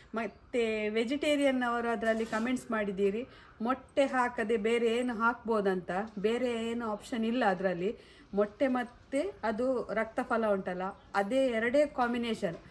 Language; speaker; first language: Kannada; non-native, local second language; Tulu